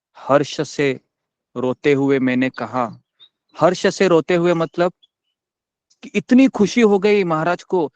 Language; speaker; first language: Hindi; non-native, local second language; Marathi